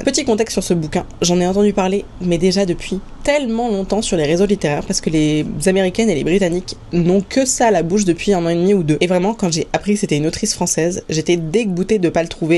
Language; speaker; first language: French; native; French